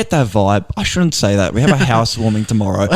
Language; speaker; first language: English; native; English